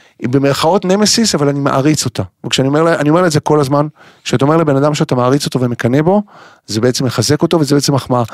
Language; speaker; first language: Hebrew; native; Hebrew